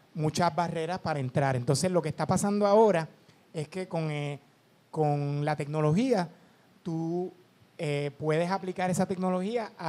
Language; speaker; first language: Spanish; native; Spanish